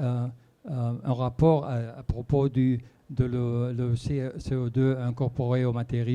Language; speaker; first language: French; non-native, fluent; Spanish